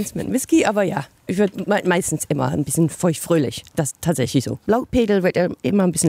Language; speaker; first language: German; non-native, fluent; English